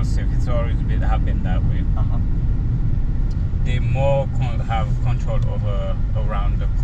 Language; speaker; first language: English; non-native, fluent; Haitian Creole